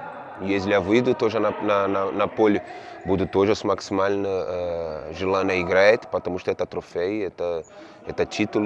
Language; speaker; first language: Russian; non-native, learner; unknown